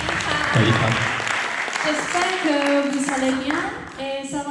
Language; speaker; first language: French; non-native, learner; Thai